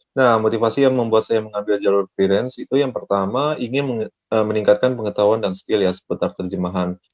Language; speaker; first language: Indonesian; native; Indonesian